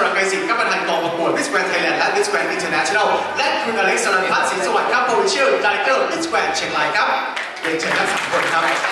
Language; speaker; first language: Thai; native; Thai